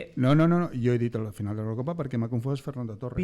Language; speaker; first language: Catalan; native; Catalan